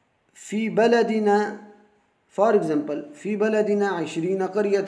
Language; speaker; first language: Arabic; non-native, fluent; Urdu